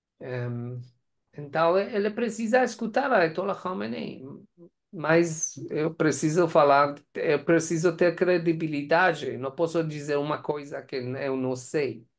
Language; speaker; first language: Portuguese; non-native, learner; Persian